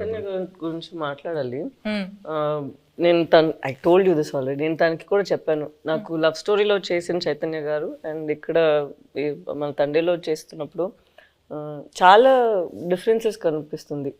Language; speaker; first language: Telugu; non-native, fluent; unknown